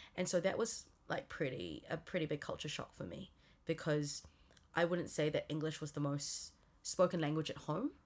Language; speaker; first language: English; native; English